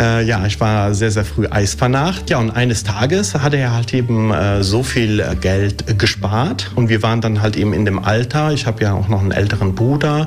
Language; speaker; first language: German; early bilingual, other home language; Italian